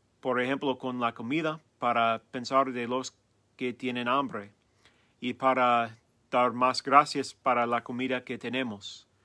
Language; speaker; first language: Spanish; non-native, learner; English